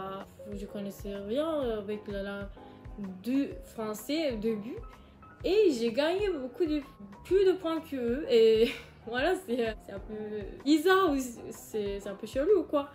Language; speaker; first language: French; non-native, learner; Turkish